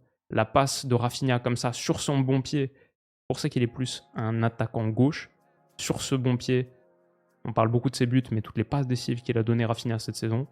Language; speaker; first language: French; native; French